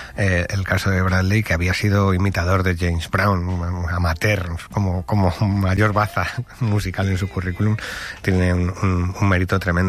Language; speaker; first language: Spanish; native; Spanish